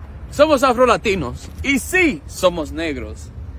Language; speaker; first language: Spanish; early bilingual, heritage; Spanish